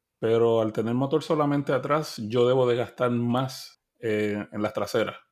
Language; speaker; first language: Spanish; native; Spanish